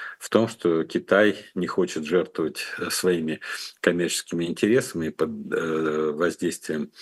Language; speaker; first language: Russian; native; Russian